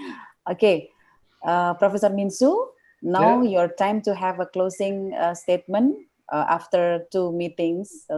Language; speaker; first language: English; non-native, fluent; Indonesian